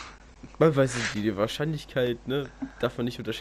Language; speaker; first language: German; native; German